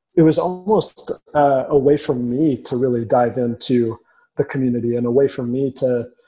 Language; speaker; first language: English; native; English